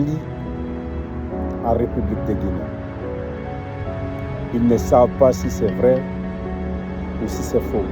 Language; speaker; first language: French; non-native, local second language; Fula